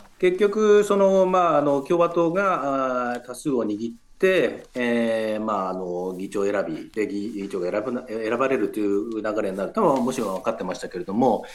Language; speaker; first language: Japanese; native; Japanese